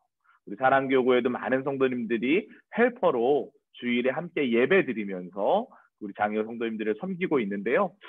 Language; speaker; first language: Korean; native; Korean